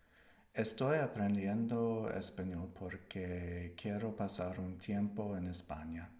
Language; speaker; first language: Spanish; non-native, learner; English